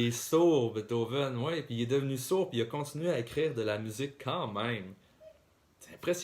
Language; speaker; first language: French; native; French